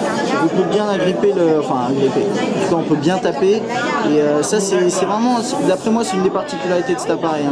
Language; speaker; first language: French; native; French